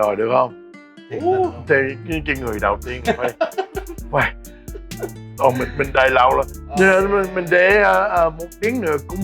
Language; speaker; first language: Vietnamese; early bilingual, heritage; English